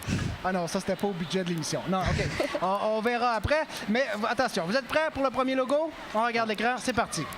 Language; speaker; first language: French; native; French